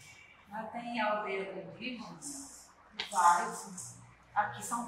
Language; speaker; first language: Portuguese; non-native, learner; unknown